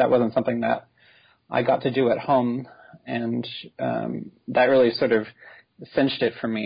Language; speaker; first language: English; native; English